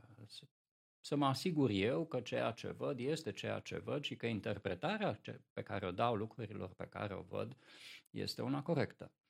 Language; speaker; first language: Romanian; non-native, local second language; Hungarian